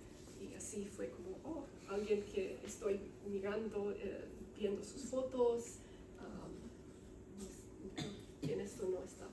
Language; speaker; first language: Spanish; non-native, learner; Romanian